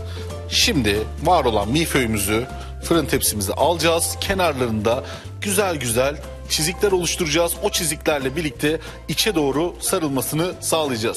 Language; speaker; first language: Turkish; native; Turkish